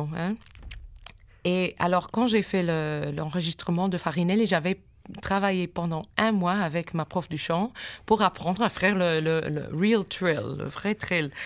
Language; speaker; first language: French; non-native, fluent; English